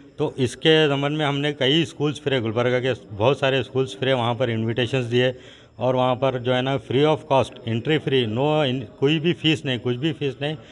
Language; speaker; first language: Hindi; non-native, local second language; Urdu